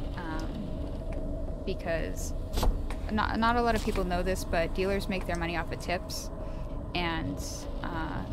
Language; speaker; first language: English; native; English